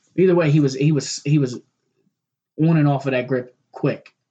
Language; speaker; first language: English; native; English